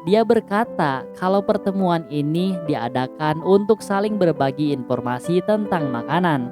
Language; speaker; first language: Indonesian; native; Indonesian